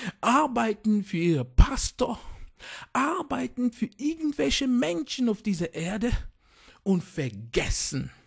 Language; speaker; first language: German; non-native, fluent; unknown